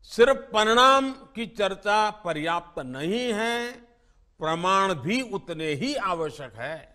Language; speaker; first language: Hindi; non-native, local second language; Gujarati